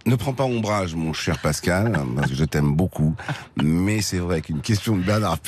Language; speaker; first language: French; native; French